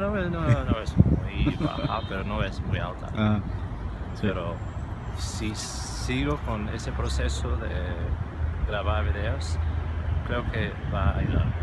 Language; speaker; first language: Spanish; non-native, learner; English